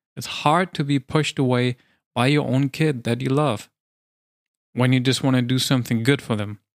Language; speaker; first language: English; non-native, fluent; German